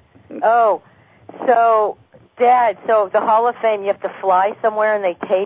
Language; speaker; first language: English; native; English